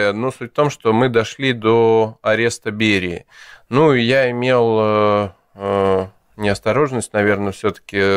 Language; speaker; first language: Russian; native; Russian